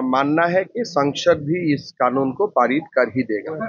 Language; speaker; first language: Hindi; non-native, local second language; Assamese